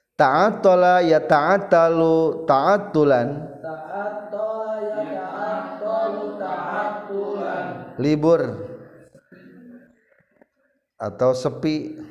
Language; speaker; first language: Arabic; non-native, fluent; Indonesian